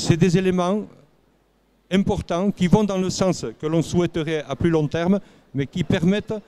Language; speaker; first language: French; native; French